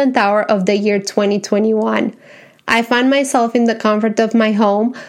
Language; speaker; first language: English; non-native, fluent; Romanian